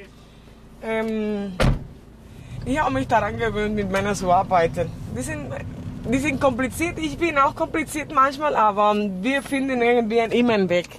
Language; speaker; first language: German; non-native, fluent; Spanish